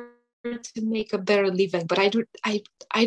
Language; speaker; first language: English; non-native, fluent; Romanian